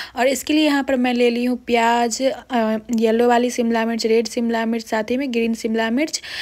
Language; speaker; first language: Hindi; native; Hindi